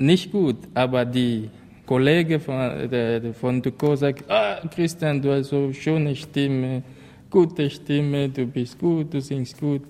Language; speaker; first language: German; non-native, learner; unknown